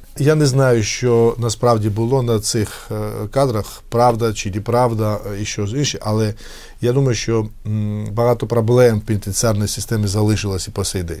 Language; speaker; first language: Ukrainian; non-native, fluent; Georgian